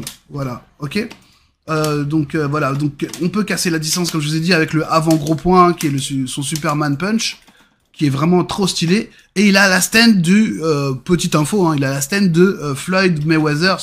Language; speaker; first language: French; native; French